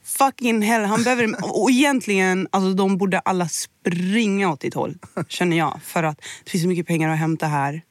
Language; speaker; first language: Swedish; early bilingual, other home language; Somali